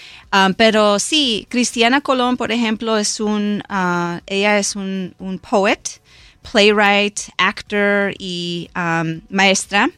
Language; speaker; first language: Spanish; early bilingual, heritage; Spanish